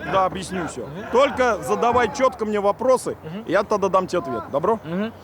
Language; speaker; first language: Russian; native; Russian